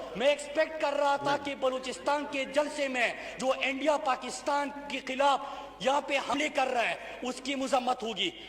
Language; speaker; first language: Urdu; non-native, local second language; Pashto